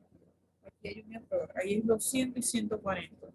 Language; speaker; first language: Spanish; native; Spanish